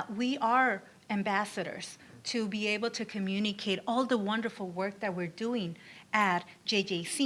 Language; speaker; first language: English; early bilingual, other home language; Spanish